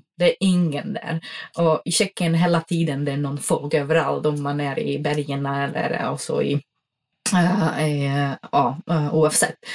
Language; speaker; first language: Swedish; non-native, fluent; Czech